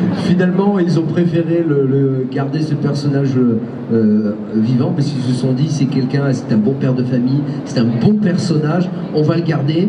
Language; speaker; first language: French; native; French